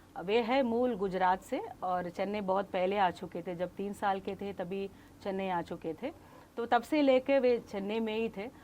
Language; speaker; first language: Hindi; non-native, local second language; Kannada